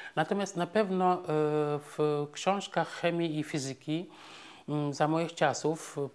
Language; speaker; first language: Polish; non-native, fluent; Serer